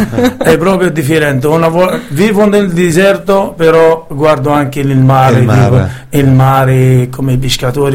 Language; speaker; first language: Italian; non-native, learner; Arabic